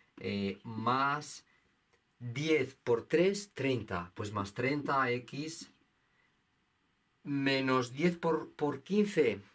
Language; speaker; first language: Spanish; native; Spanish